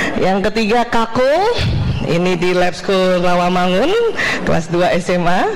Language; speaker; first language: Indonesian; native; Indonesian